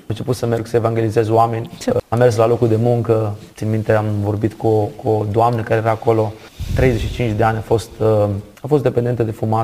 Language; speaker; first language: Romanian; native; Romanian